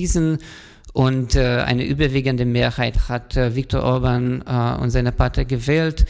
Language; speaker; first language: German; non-native, fluent; Hungarian